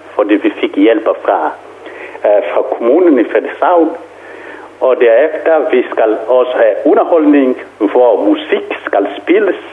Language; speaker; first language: Danish; non-native, fluent; Kongo